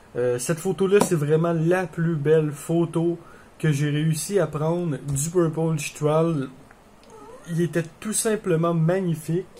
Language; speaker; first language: French; native; French